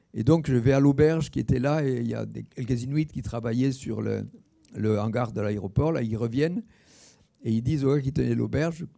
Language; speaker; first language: French; native; French